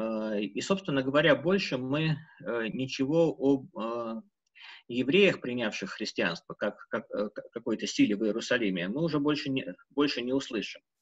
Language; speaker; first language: Russian; native; Russian